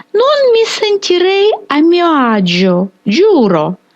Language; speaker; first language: Italian; non-native, fluent; Ukrainian